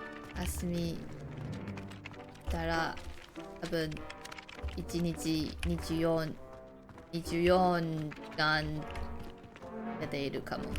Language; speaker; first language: Japanese; non-native, learner; Chinese